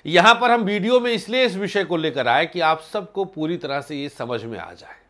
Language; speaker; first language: Hindi; native; Hindi